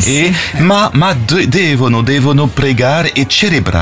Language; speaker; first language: Italian; non-native, fluent; French